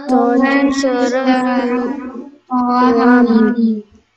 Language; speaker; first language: Korean; non-native, learner; Indonesian